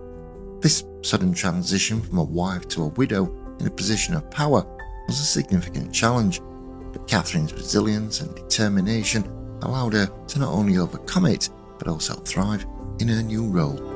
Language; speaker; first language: English; native; English